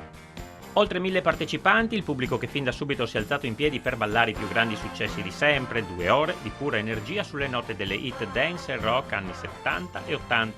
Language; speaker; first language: Italian; native; Italian